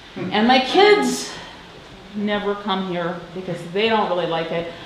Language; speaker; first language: English; native; English